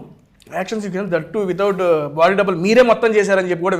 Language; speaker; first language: Telugu; native; Telugu